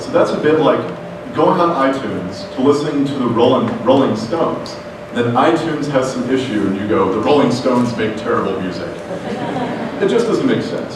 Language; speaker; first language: English; native; English